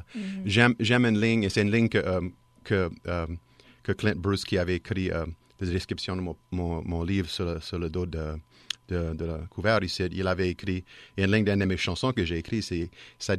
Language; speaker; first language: French; native; French